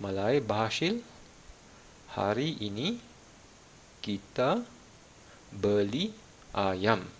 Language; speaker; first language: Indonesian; non-native, fluent; Malayalam